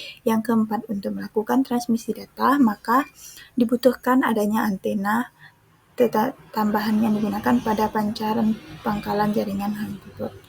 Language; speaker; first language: Indonesian; native; Indonesian